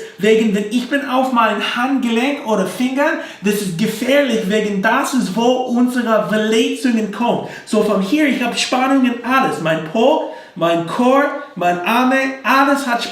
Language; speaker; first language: German; non-native, learner; English